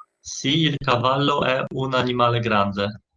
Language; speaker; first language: Italian; non-native, learner; Polish